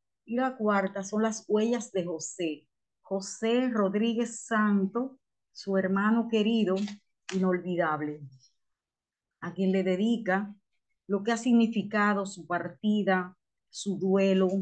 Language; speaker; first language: Spanish; native; Spanish